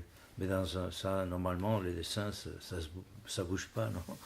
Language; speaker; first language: French; non-native, learner; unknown